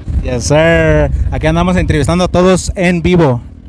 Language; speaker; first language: Spanish; early bilingual, heritage; Spanish